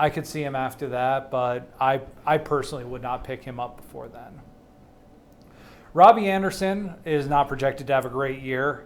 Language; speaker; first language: English; native; English